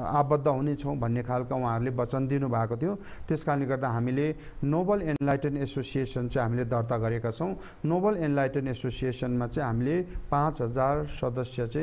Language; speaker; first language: Nepali; non-native, local second language; Eastern Tamang